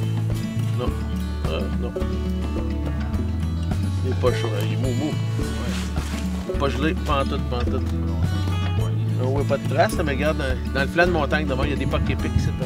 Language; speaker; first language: French; native; French